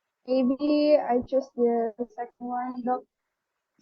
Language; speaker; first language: English; non-native, learner; Indonesian